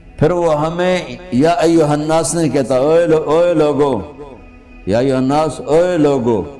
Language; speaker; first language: Urdu; non-native, local second language; Punjabi